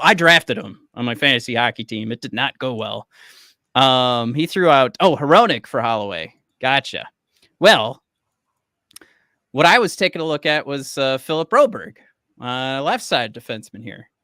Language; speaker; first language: English; native; English